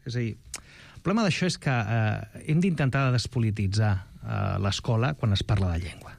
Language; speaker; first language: Catalan; non-native, local second language; Spanish